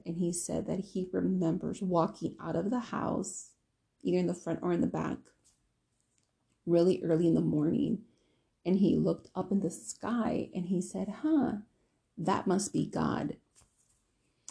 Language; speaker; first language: English; native; English